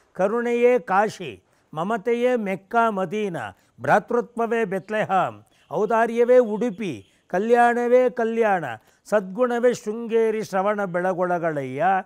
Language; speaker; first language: Kannada; non-native, local second language; Tamil